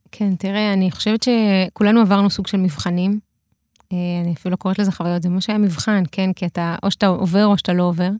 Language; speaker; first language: Hebrew; early bilingual, other home language; Russian